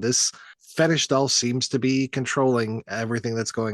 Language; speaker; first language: English; native; English